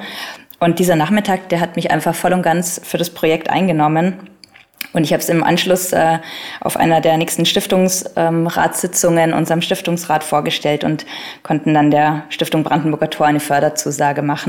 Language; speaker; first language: German; native; German